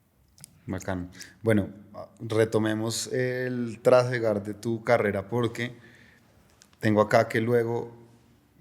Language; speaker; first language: Spanish; native; Spanish